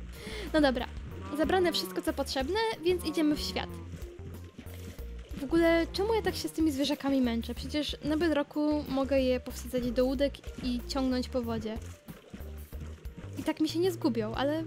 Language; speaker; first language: Polish; native; Polish